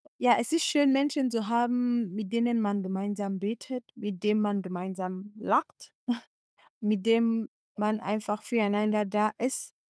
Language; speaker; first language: German; non-native, fluent; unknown